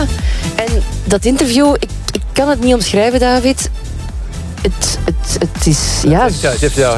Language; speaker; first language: Dutch; native; Dutch